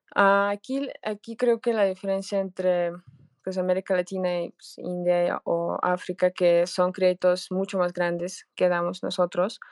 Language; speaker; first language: Spanish; non-native, fluent; Russian